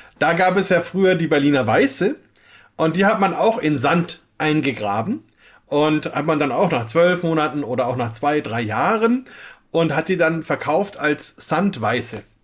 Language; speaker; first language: German; native; German